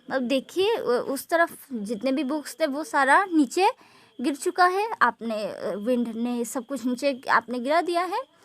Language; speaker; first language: Hindi; non-native, local second language; Bangla